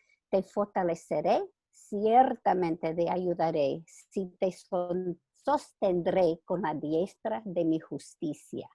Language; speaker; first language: Spanish; non-native, fluent; English